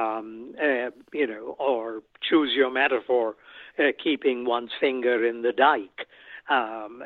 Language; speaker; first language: English; non-native, local second language; Bangla